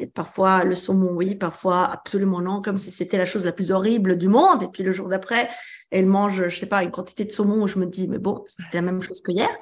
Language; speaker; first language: French; early bilingual, other home language; Italian